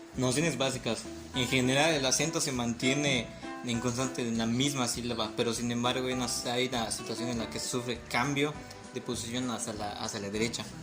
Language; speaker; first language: Spanish; native; Spanish